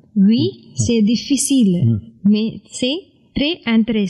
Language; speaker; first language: French; non-native, learner; Tamil